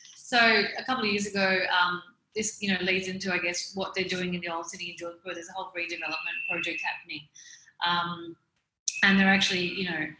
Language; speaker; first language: English; native; English